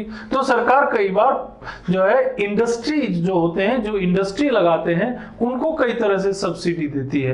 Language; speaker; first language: Hindi; native; Hindi